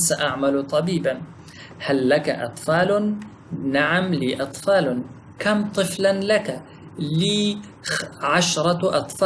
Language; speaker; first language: Arabic; non-native, fluent; Pashto